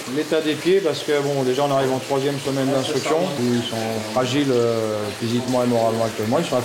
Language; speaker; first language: French; native; French